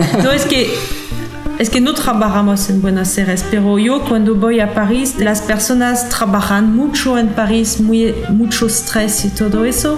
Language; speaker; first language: Spanish; non-native, learner; French